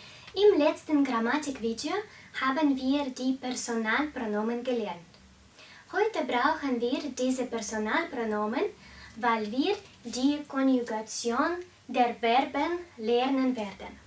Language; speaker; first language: German; non-native, fluent; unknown